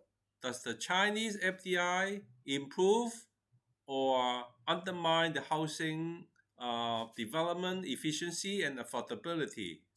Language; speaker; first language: English; non-native, fluent; Chinese